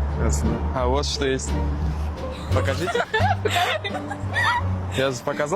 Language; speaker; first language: Russian; non-native, local second language; Kazakh